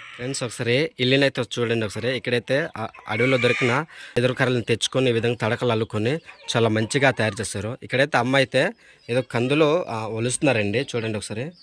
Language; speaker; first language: Telugu; non-native, local second language; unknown